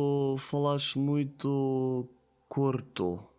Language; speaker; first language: Portuguese; non-native, learner; German